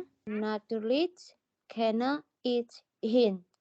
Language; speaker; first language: German; non-native, learner; Indonesian